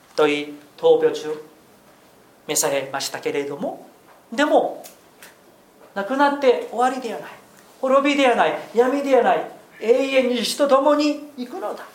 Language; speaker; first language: Japanese; non-native, fluent; Korean